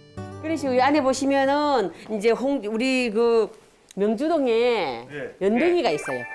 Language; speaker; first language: Korean; native; Korean